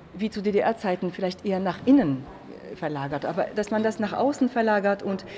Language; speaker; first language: German; non-native, fluent; French